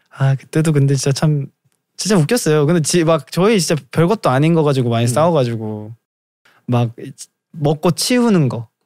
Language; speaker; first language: Korean; native; Korean